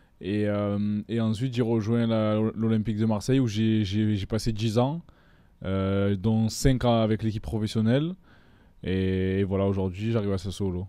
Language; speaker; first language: French; native; French